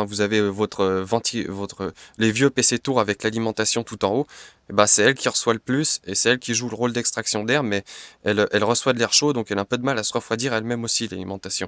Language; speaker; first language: French; native; French